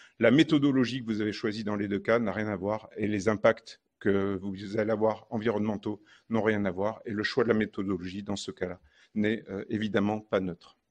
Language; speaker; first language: French; native; French